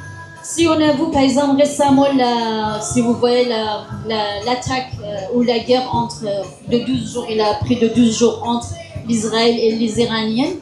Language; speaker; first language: French; non-native, fluent; Kurdish